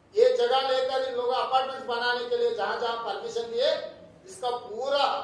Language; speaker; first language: Hindi; non-native, local second language; Telugu